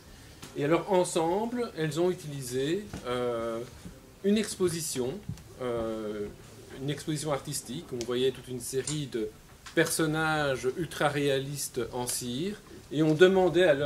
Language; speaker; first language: French; native; French